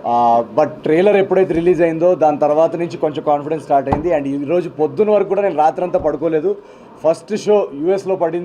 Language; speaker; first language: Telugu; native; Telugu